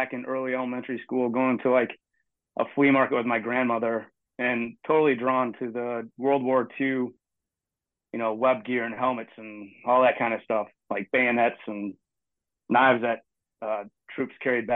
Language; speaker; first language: English; native; English